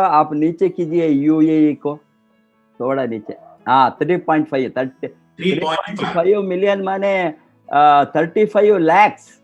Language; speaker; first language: Hindi; non-native, local second language; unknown